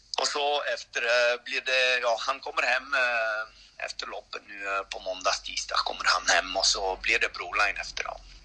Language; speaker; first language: Swedish; non-native, learner; French